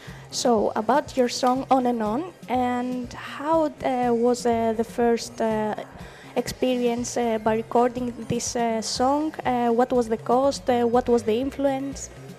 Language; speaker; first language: English; non-native, fluent; Greek